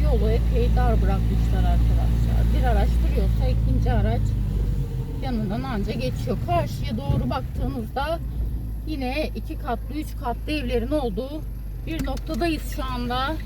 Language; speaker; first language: Turkish; native; Turkish